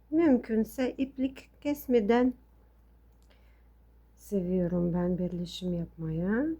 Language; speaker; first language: Turkish; non-native, fluent; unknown